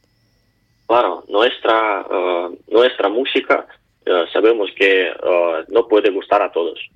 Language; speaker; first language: Spanish; non-native, learner; Ukrainian